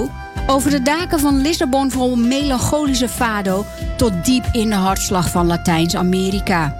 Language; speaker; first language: Dutch; native; Dutch